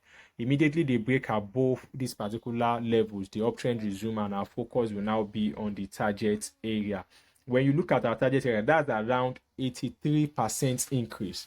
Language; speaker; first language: English; native; English